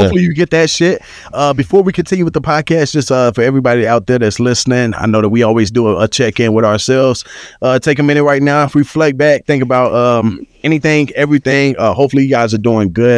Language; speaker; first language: English; native; English